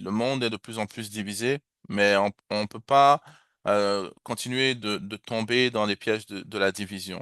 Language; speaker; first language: French; native; French